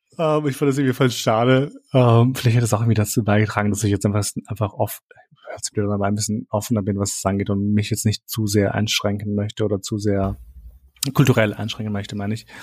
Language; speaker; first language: German; early bilingual, other home language; Albanian